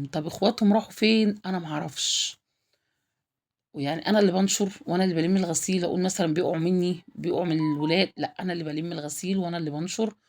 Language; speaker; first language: Arabic; native; Arabic